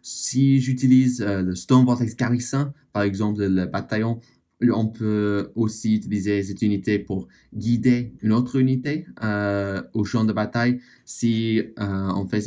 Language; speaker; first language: French; non-native, fluent; English